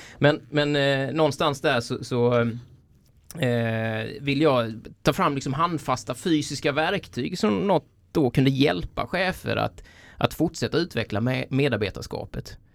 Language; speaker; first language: Swedish; native; Swedish